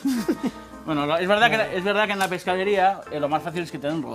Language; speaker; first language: Spanish; native; Spanish